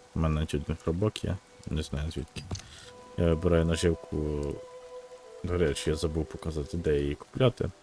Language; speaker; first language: Ukrainian; native; Ukrainian